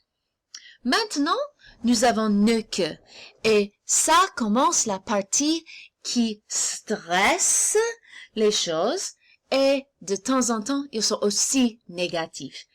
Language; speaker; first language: French; non-native, fluent; English